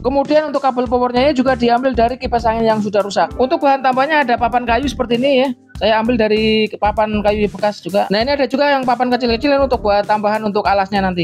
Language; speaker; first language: Indonesian; native; Indonesian